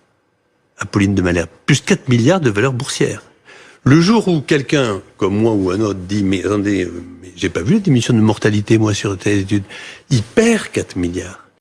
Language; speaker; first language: French; native; French